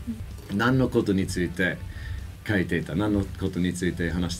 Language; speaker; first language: Japanese; non-native, fluent; English